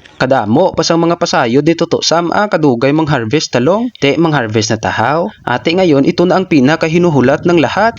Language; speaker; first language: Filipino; non-native, local second language; Hiligaynon